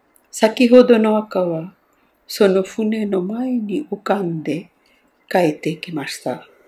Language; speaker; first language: Japanese; non-native, fluent; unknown